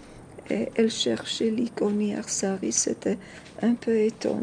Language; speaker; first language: French; non-native, fluent; Georgian